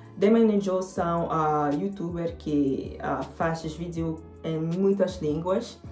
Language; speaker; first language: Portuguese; non-native, learner; French